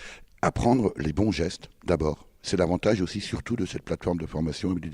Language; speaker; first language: French; native; French